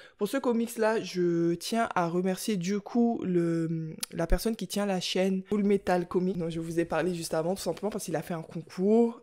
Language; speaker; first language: French; native; French